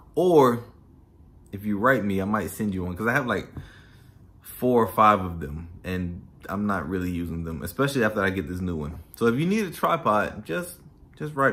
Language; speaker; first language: English; native; English